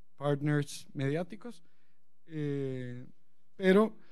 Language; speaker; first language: Spanish; native; Spanish